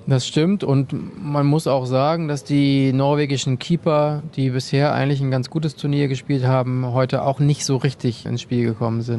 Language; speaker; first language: German; native; German